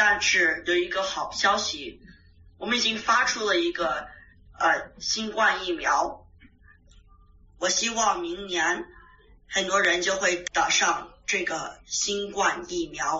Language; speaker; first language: Chinese; early bilingual, heritage; Chinese